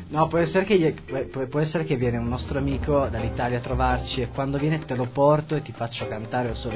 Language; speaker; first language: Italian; non-native, fluent; Spanish